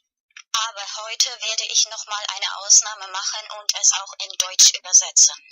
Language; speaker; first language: German; non-native, learner; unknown